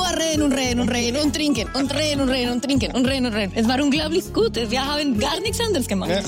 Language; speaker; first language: German; non-native, learner; Spanish